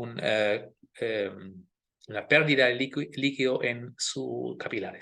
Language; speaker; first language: Spanish; non-native, fluent; German